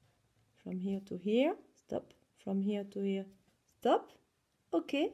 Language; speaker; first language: English; non-native, learner; French